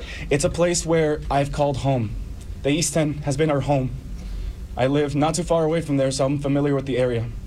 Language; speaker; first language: English; early bilingual, other home language; Spanish